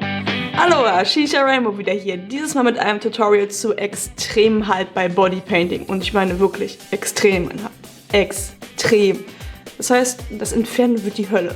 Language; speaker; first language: German; native; German